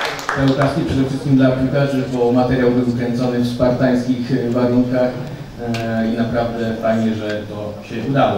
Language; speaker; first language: Polish; native; Polish